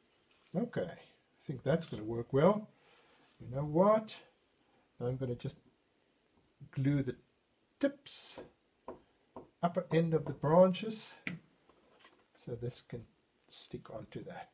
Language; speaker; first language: English; non-native, fluent; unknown